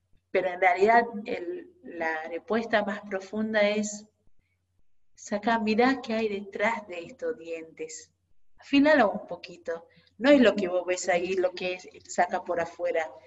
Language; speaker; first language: Spanish; non-native, fluent; Hebrew